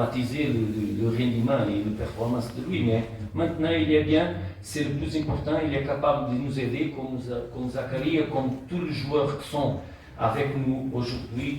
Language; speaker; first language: French; non-native, learner; Portuguese